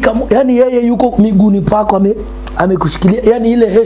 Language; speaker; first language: Swahili; native; Swahili